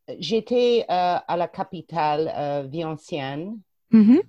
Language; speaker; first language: French; non-native, fluent; English